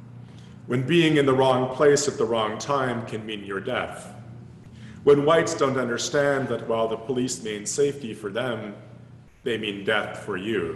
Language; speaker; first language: English; native; English